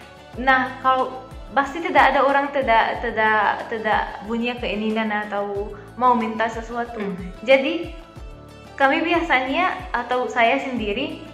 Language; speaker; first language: Indonesian; non-native, fluent; Arabic